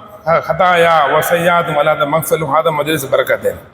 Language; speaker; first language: Arabic; non-native, learner; Indonesian